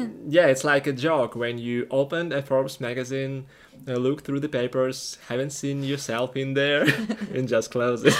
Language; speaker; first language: English; non-native, fluent; Russian